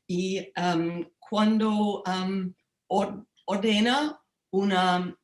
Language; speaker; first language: Spanish; non-native, learner; English